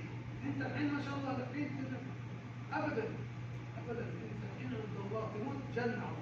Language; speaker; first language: Arabic; non-native, learner; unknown